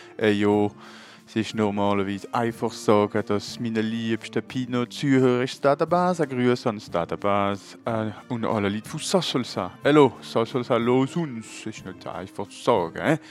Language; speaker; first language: German; non-native, local second language; French